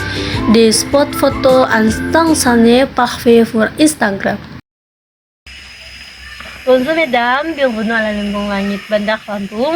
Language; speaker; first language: French; non-native, learner; Indonesian